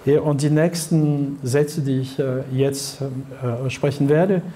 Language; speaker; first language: German; non-native, fluent; French